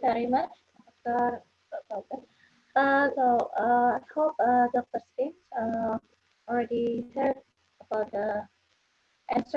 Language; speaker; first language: English; non-native, fluent; Indonesian